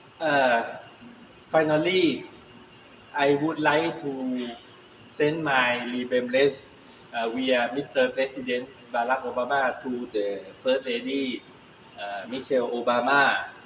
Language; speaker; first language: English; non-native, learner; Thai